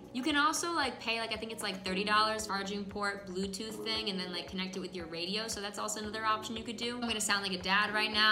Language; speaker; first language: English; native; English